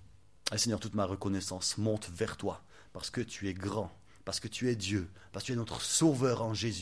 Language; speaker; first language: French; native; French